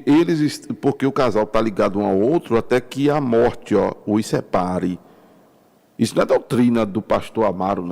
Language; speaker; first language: Portuguese; native; Portuguese